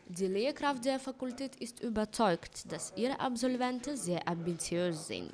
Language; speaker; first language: German; non-native, fluent; Ukrainian